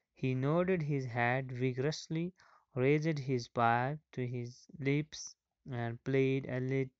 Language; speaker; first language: English; non-native, local second language; Kashmiri